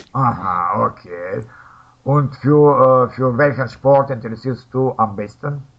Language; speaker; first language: German; non-native, fluent; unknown